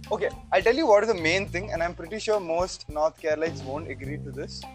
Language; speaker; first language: English; non-native, local second language; Malayalam